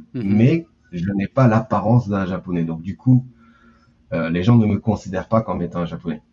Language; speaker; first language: French; early bilingual, heritage; Japanese